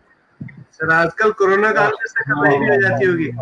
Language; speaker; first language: Hindi; native; Hindi